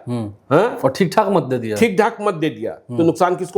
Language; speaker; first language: Hindi; native; Hindi